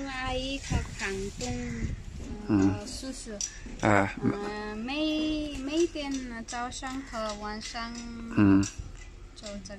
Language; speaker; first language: Chinese; non-native, learner; Nepali